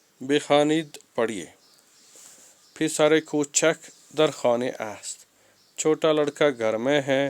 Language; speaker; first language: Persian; non-native, fluent; Urdu